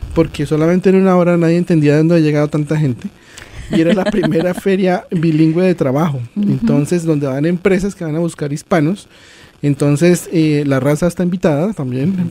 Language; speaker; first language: Spanish; native; Spanish